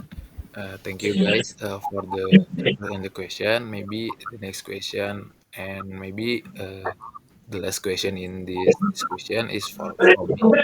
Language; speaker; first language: English; non-native, learner; Indonesian